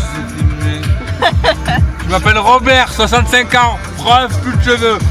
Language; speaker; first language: French; native; French